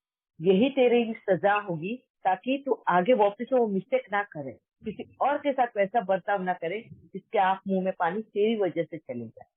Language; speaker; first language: Hindi; native; Hindi